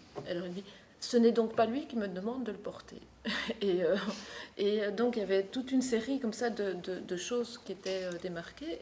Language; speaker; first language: French; native; French